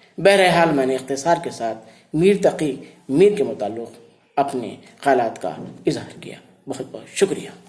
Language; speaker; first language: Urdu; native; Urdu